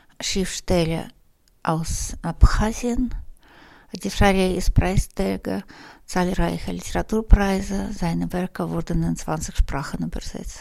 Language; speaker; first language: German; non-native, fluent; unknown